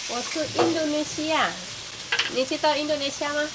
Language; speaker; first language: Chinese; non-native, learner; Indonesian